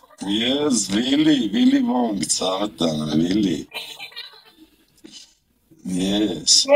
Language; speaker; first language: English; non-native, learner; Armenian